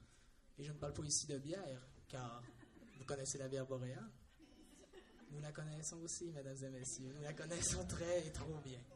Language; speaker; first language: French; native; French